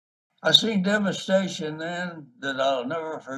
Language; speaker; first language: English; native; English